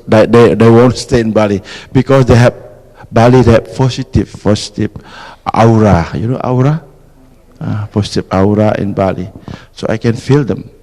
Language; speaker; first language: English; non-native, fluent; Indonesian